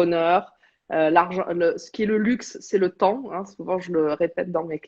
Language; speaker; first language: French; native; French